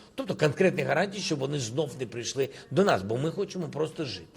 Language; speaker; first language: Ukrainian; non-native, local second language; Russian